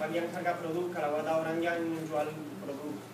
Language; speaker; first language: Indonesian; non-native, fluent; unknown